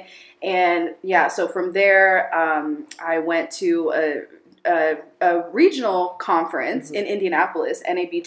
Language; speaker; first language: English; early bilingual, other home language; Amharic